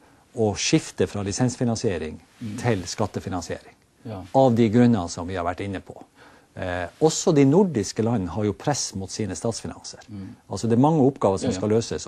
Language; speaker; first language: Norwegian; native; Norwegian